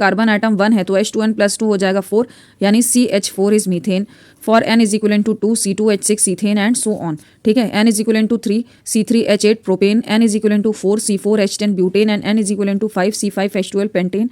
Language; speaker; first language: Hindi; native; Hindi